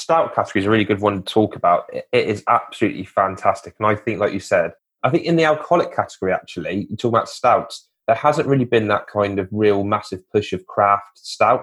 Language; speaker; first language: English; native; English